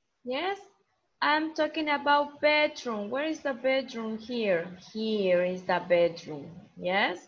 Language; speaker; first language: English; non-native, fluent; Spanish